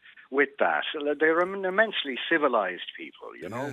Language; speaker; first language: English; native; English